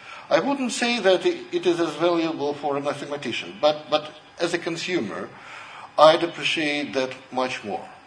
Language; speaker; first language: English; non-native, fluent; Russian